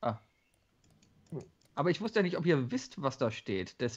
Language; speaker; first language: German; native; German